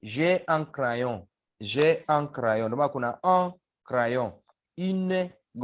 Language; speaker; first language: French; non-native, fluent; Swahili